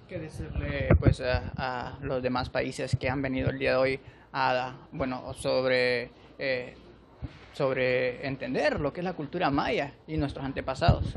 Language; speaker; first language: Spanish; native; Spanish